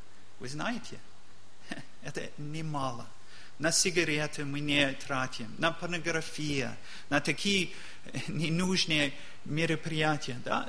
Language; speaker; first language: Russian; non-native, learner; English